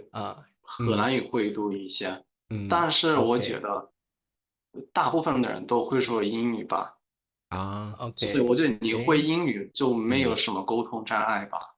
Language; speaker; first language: Chinese; non-native, fluent; Spanish